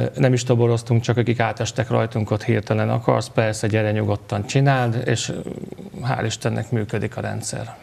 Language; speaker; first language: Hungarian; native; Hungarian